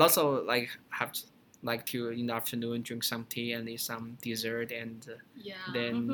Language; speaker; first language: English; non-native, learner; Chinese